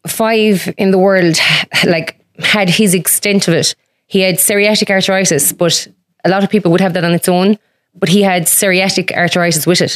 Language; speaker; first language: English; native; English